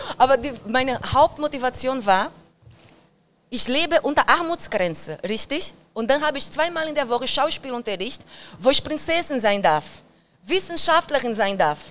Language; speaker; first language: German; non-native, fluent; Portuguese